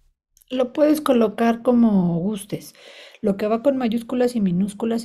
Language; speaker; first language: Spanish; native; Spanish